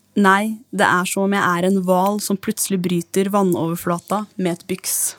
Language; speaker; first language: Norwegian; native; Norwegian